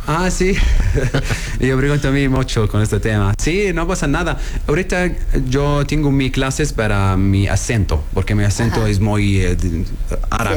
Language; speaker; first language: Spanish; non-native, learner; Arabic